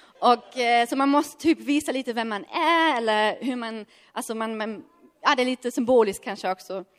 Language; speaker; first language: Swedish; non-native, fluent; German